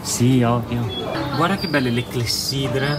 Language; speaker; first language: Italian; native; Italian